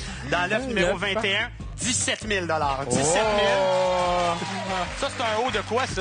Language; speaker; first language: French; native; French